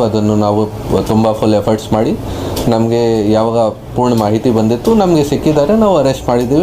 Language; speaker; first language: Kannada; non-native, fluent; Hindi